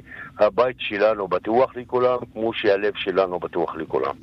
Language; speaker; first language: Hebrew; non-native, local second language; Arabic